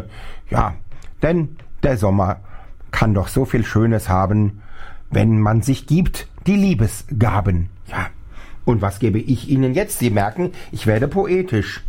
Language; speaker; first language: German; native; German